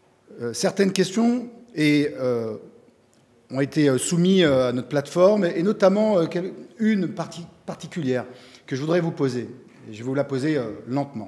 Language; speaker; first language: French; native; French